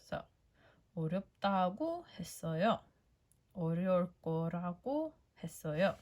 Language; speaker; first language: Korean; non-native, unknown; English